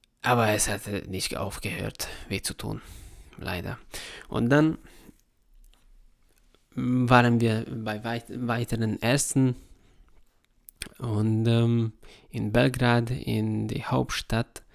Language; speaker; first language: German; non-native, fluent; Hungarian